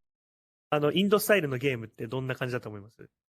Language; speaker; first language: Japanese; native; Japanese